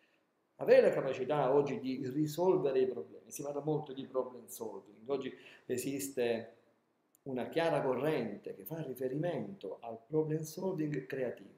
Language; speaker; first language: Italian; native; Italian